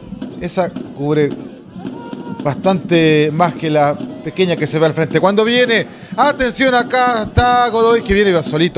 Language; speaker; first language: Spanish; native; Spanish